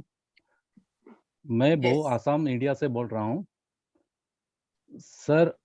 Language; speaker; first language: Hindi; non-native, local second language; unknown